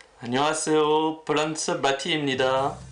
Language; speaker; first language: Korean; non-native, learner; French